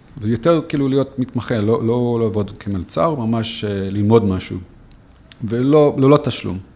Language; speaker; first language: Hebrew; non-native, fluent; English